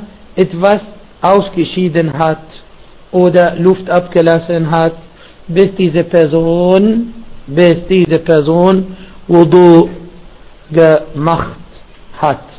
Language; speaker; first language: German; non-native, fluent; Arabic